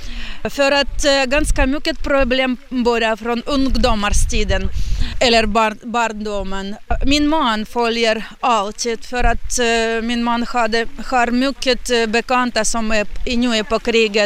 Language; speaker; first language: Swedish; non-native, learner; Ukrainian